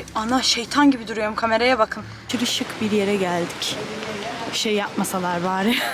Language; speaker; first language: Turkish; native; Turkish